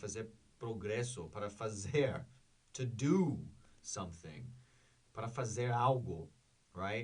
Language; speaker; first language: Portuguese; non-native, learner; English